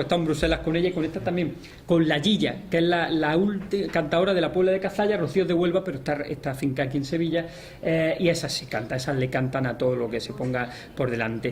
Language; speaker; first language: Spanish; native; Spanish